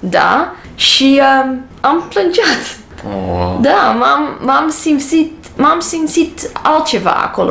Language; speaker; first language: Romanian; non-native, learner; English